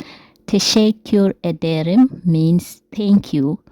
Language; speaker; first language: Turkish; non-native, learner; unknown